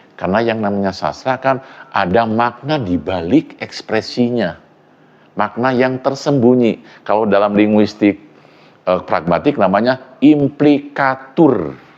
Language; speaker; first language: Indonesian; non-native, local second language; Sundanese